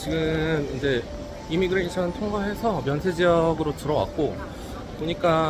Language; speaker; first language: Korean; native; Korean